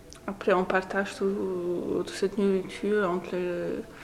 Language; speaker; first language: French; non-native, fluent; Polish